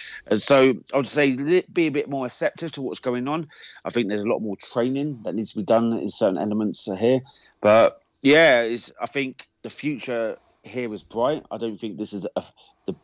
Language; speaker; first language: English; native; English